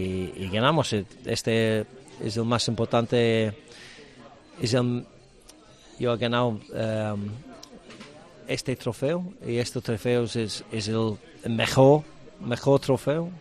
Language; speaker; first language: Spanish; non-native, learner; English